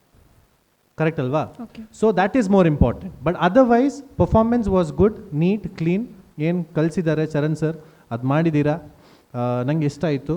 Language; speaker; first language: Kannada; non-native, local second language; Tulu